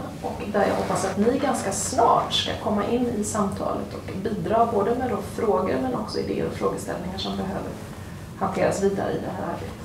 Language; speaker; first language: Swedish; native; Swedish